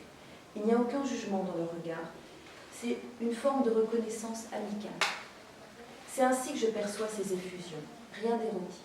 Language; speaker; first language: French; native; French